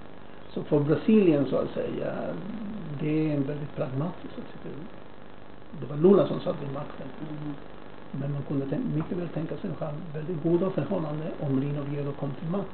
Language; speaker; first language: Swedish; non-native, fluent; Spanish